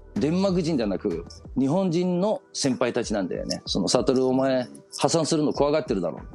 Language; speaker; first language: Japanese; early bilingual, heritage; Danish